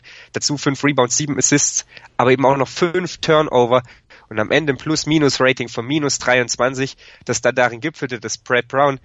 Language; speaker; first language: German; native; German